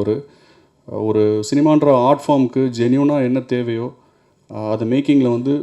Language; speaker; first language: Tamil; native; Tamil